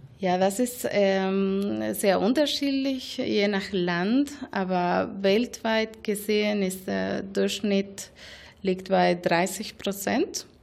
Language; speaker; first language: German; non-native, fluent; Spanish